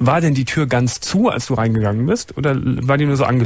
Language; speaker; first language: German; native; German